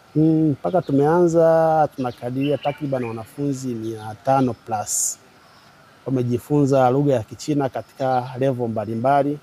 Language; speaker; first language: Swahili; native; Swahili